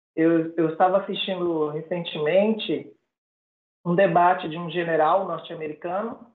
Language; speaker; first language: Portuguese; native; Portuguese